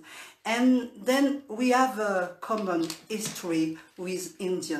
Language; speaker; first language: English; non-native, learner; French